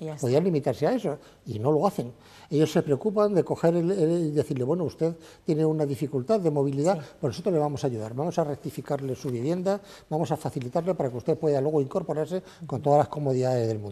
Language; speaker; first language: Spanish; native; Spanish